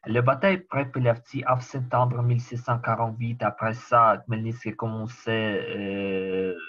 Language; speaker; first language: French; non-native, learner; Ukrainian